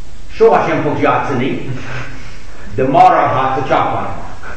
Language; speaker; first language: Hungarian; non-native, fluent; English